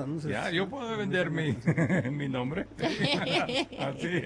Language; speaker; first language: Spanish; early bilingual, other home language; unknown